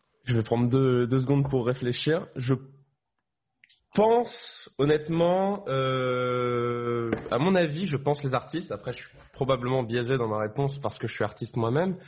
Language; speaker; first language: French; native; French